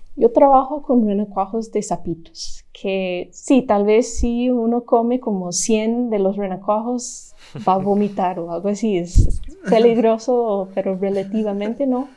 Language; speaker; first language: Spanish; non-native, fluent; English